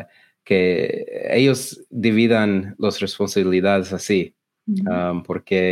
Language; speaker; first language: Spanish; non-native, learner; English